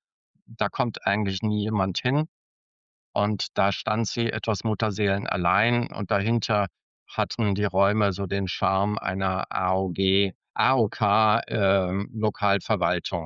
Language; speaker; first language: German; native; German